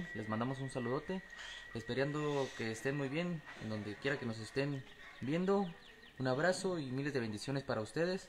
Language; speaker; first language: Spanish; native; Spanish